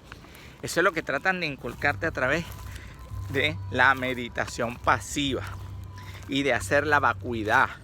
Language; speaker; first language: Spanish; native; Spanish